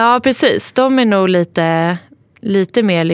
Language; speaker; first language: Swedish; native; Swedish